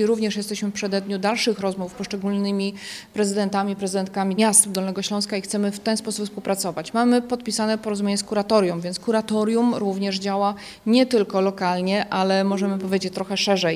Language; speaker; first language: Polish; native; Polish